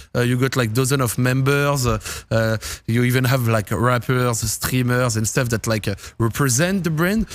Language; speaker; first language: English; non-native, fluent; French